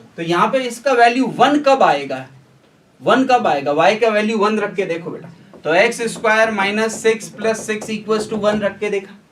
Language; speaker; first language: Hindi; native; Hindi